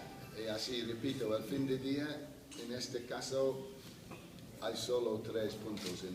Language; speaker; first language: Spanish; non-native, fluent; English